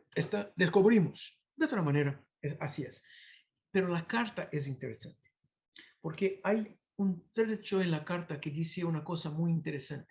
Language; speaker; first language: Spanish; non-native, fluent; Portuguese